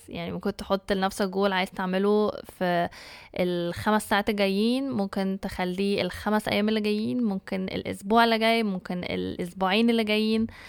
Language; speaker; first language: Arabic; early bilingual, heritage; Arabic